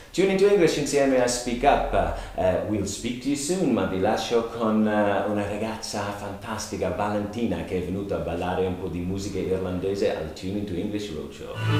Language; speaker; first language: Italian; non-native, fluent; English